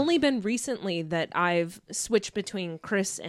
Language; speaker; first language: English; native; English